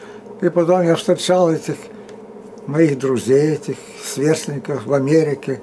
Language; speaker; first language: Russian; early bilingual, heritage; Russian